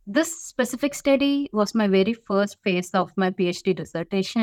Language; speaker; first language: English; non-native, local second language; Tamil